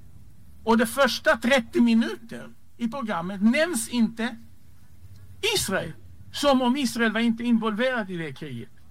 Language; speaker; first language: Swedish; non-native, fluent; Hebrew